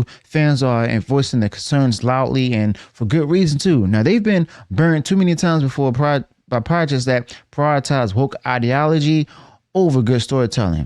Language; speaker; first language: English; native; English